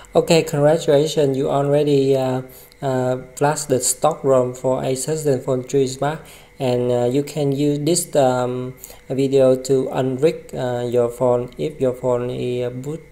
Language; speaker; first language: English; non-native, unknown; Vietnamese